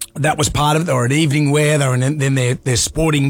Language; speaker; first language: English; native; English